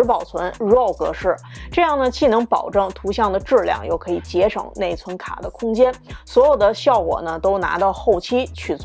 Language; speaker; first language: Chinese; native; Chinese